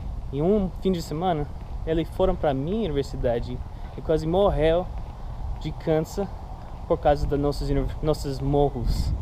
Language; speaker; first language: Portuguese; non-native, learner; English